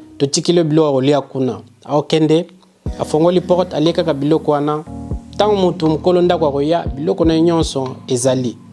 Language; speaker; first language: Lingala; non-native, local second language; Kongo